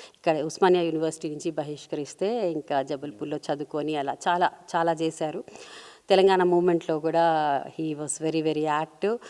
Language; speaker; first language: Telugu; native; Telugu